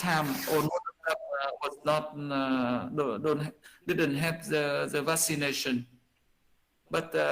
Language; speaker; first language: English; non-native, learner; Vietnamese